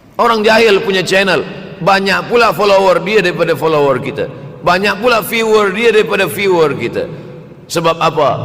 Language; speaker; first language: Malay; native; Malay